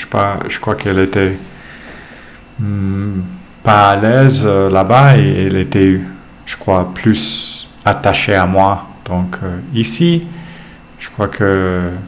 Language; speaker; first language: French; non-native, fluent; English